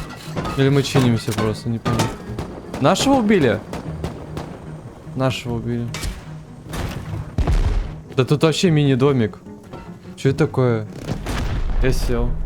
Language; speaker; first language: Russian; native; Russian